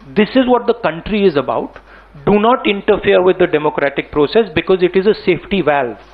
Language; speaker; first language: English; non-native, local second language; Hindi